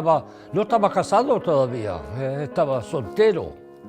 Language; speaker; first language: Spanish; early bilingual, heritage; English